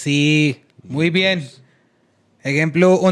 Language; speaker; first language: Spanish; non-native, learner; Hindi